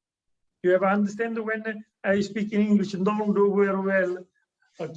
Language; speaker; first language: English; non-native, learner; Italian